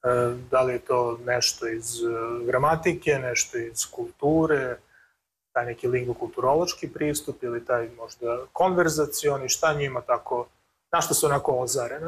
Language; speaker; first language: Serbian; native; Serbian